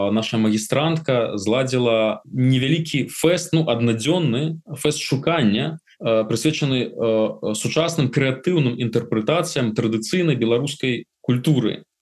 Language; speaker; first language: Belarusian; native; Belarusian